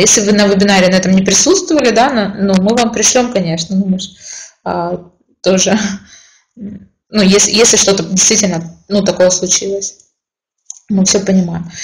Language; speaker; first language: Russian; native; Russian